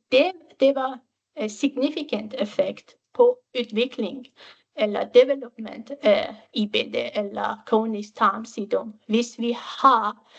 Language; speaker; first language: Danish; non-native, fluent; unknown